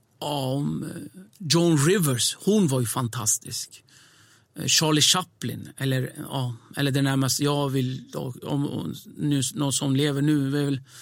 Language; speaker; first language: Swedish; early bilingual, other home language; Kurdish